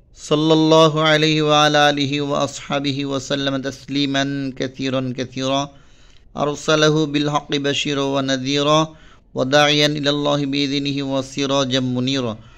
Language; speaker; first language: Arabic; non-native, fluent; Bangla